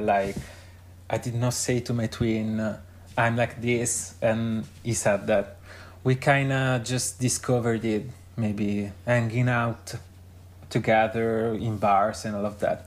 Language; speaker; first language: English; non-native, fluent; Italian